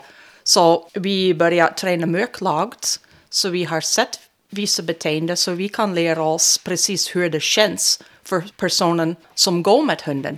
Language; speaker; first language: Swedish; non-native, fluent; English